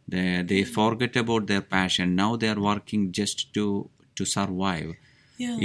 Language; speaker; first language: English; non-native, local second language; Malayalam